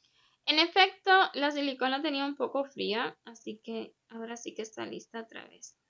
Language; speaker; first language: Spanish; native; Spanish